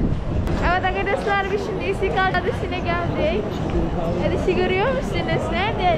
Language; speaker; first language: Turkish; non-native, learner; Indonesian